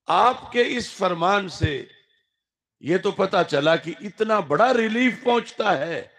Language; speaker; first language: Urdu; non-native, local second language; Punjabi